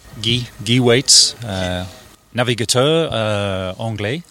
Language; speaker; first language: French; non-native, learner; English